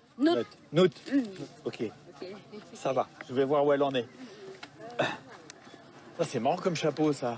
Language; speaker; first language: French; native; French